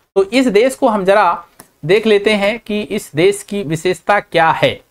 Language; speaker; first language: Hindi; native; Hindi